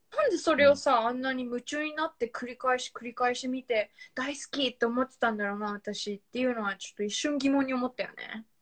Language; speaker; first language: Japanese; native; Japanese